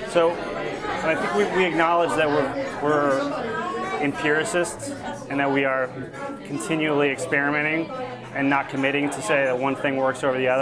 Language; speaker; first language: English; native; English